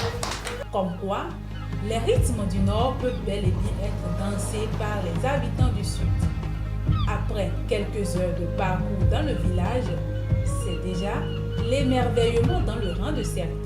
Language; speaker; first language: French; native; French